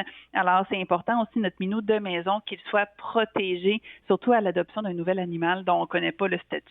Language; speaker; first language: French; native; French